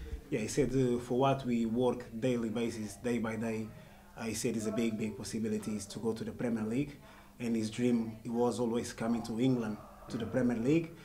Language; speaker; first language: English; non-native, fluent; Portuguese